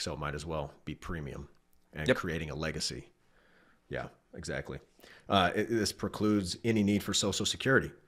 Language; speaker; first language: English; native; English